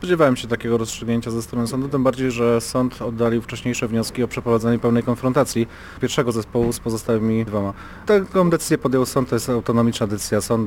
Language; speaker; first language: Polish; native; Polish